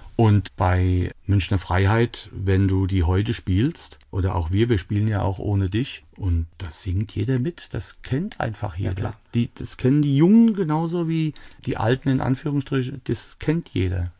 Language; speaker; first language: German; native; German